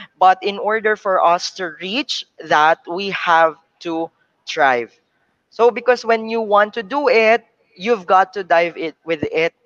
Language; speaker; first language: English; non-native, local second language; Cebuano